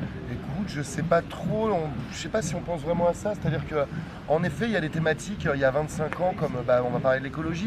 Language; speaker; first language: French; native; French